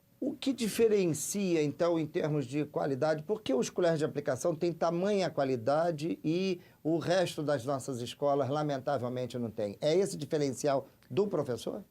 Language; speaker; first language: Portuguese; native; Portuguese